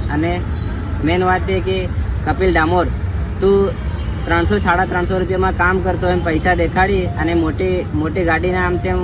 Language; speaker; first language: Gujarati; non-native, local second language; Bhili